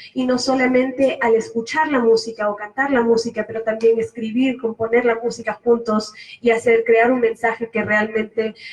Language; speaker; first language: Spanish; early bilingual, other home language; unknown